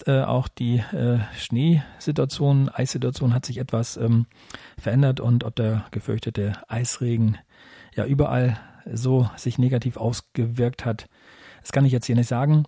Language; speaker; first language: German; native; German